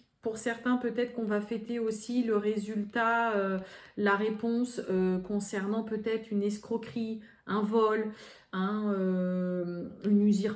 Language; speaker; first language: French; native; French